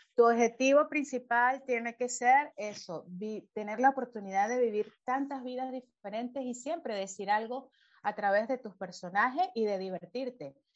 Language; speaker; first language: Spanish; native; Spanish